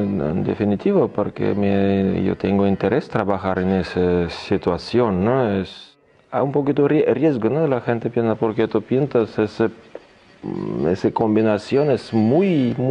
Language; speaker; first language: Spanish; non-native, learner; Russian